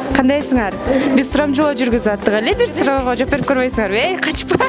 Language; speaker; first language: Kyrgyz; native; Kyrgyz